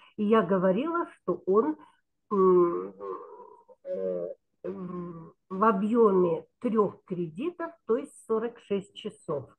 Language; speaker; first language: Russian; non-native, local second language; Kyrgyz